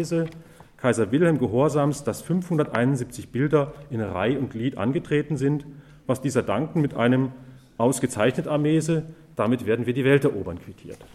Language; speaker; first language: German; native; German